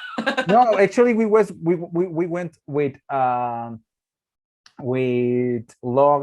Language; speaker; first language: English; non-native, learner; Spanish